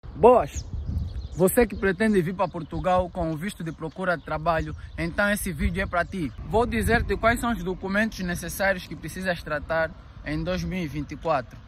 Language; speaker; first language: Portuguese; native; Portuguese